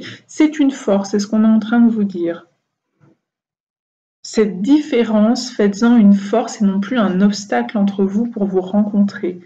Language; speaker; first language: French; native; French